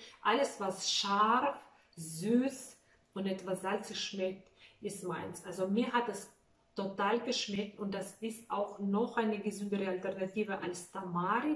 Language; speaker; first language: German; non-native, fluent; Russian